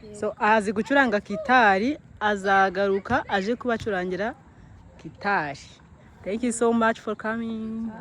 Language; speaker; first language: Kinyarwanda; native; Kinyarwanda